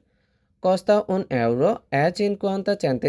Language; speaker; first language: Italian; non-native, fluent; Bangla